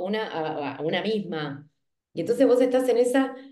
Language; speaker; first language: Spanish; native; Spanish